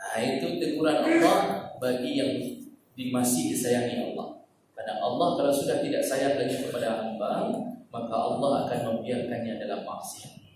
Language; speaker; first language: Malay; non-native, local second language; Achinese